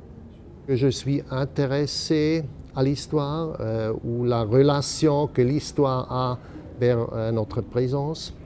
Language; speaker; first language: French; non-native, local second language; German